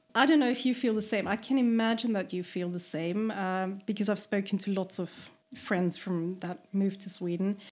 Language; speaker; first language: English; non-native, fluent; German